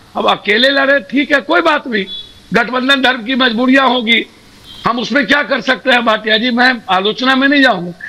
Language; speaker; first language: Hindi; native; Hindi